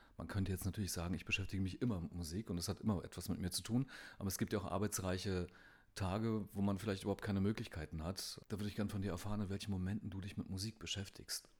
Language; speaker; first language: German; native; German